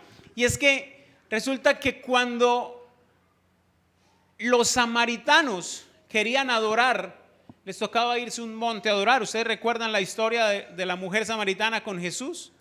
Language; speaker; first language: Spanish; native; Spanish